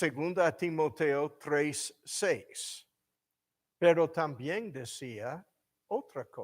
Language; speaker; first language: Spanish; non-native, fluent; English